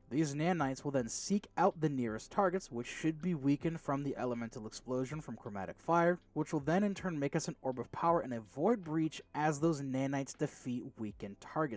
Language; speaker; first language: English; native; English